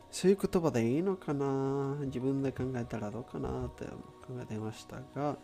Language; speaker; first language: Japanese; non-native, learner; Spanish